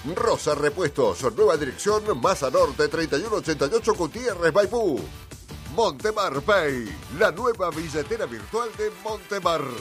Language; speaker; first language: Spanish; native; Spanish